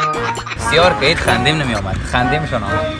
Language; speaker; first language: Persian; native; Persian